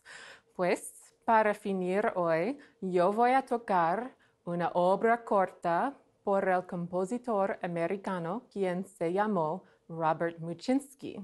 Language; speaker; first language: Spanish; non-native, fluent; English